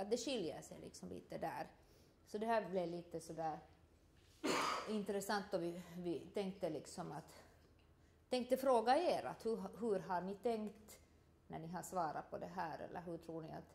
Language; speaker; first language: Swedish; native; Swedish